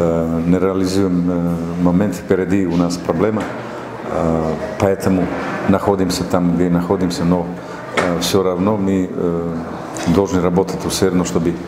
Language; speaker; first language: Russian; non-native, local second language; Uzbek